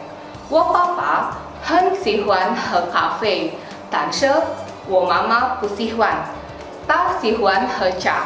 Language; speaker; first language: Chinese; non-native, learner; Indonesian